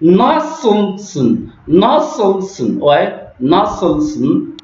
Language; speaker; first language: Turkish; non-native, learner; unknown